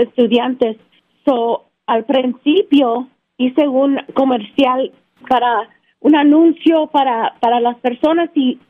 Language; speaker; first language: Spanish; early bilingual, heritage; Spanish